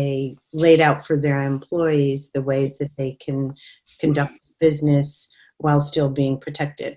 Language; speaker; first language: English; native; English